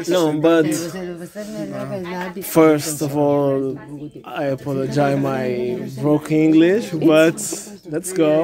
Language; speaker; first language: English; non-native, learner; Portuguese